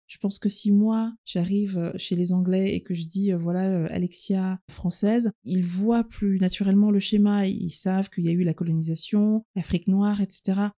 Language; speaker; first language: French; native; French